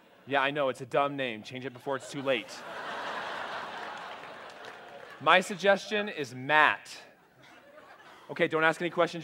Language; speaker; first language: English; native; English